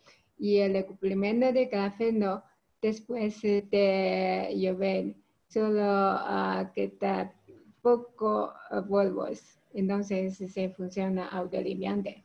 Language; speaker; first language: Spanish; non-native, learner; Chinese